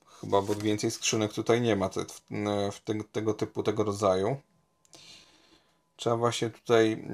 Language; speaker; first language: Polish; native; Polish